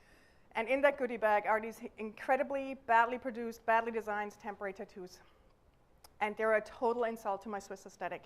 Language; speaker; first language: English; non-native, fluent; German